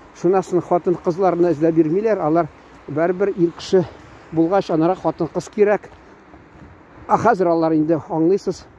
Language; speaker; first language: Tatar; native; Tatar